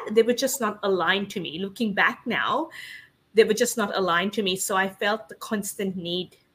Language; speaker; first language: English; non-native, local second language; Sinhala